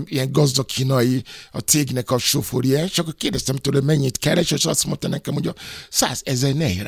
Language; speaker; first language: Hungarian; non-native, fluent; Yoruba